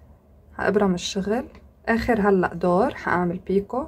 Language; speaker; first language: Arabic; native; Arabic